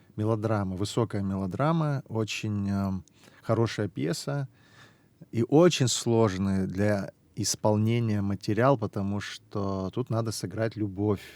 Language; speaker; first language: Russian; non-native, local second language; Abkhazian